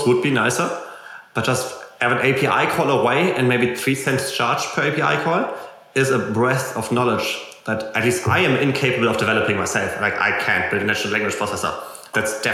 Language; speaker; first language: English; non-native, fluent; German